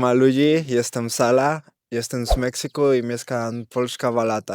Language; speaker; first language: Polish; non-native, learner; Spanish